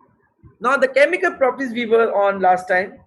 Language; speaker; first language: English; non-native, local second language; Urdu